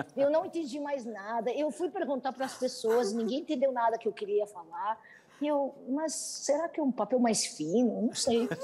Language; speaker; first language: Portuguese; non-native, fluent; Arabic